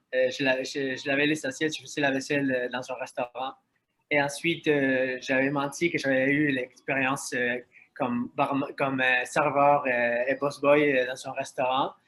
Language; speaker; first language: French; non-native, fluent; Spanish